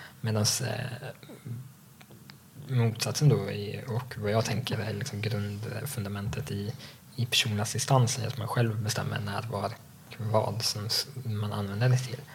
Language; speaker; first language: Swedish; native; Swedish